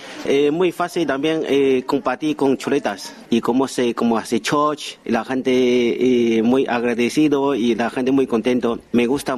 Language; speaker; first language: Spanish; non-native, fluent; Chinese